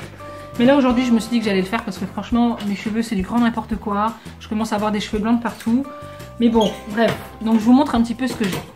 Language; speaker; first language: French; native; French